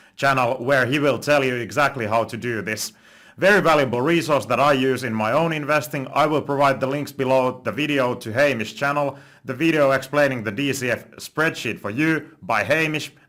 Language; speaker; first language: English; non-native, fluent; Finnish